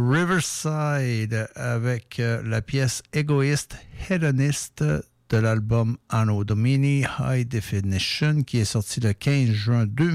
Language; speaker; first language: French; native; French